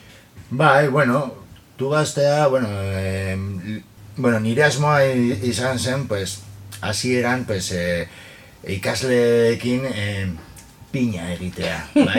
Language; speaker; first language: Basque; non-native, local second language; Spanish